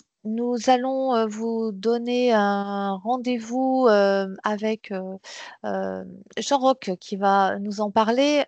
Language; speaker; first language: French; native; French